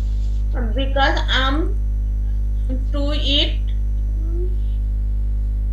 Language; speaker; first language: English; non-native, learner; Bangla